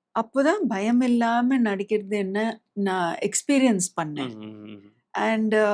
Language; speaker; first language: Tamil; non-native, local second language; English